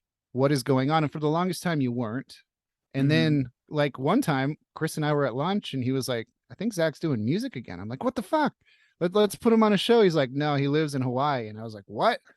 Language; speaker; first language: English; native; English